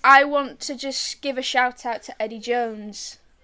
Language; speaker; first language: English; native; English